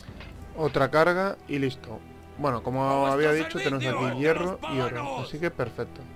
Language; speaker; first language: Spanish; native; Spanish